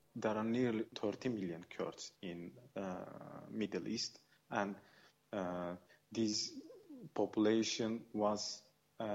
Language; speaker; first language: English; non-native, fluent; Kurdish